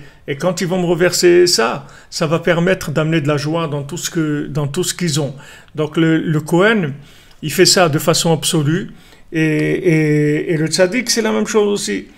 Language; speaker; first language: French; native; French